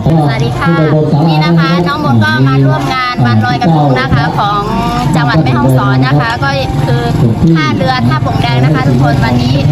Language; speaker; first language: Thai; non-native, local second language; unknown